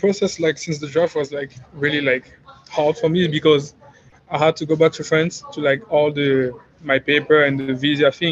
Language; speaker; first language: English; non-native, fluent; French